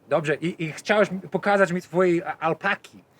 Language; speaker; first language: Polish; non-native, learner; English